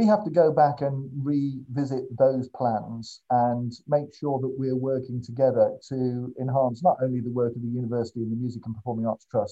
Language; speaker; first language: English; native; English